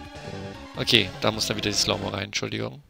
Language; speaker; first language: German; native; German